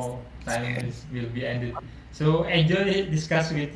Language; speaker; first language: English; non-native, learner; Indonesian